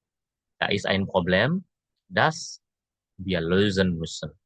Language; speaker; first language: German; non-native, fluent; Indonesian